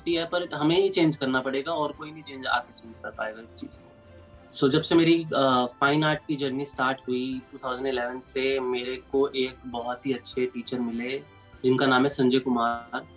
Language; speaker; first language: Hindi; native; Hindi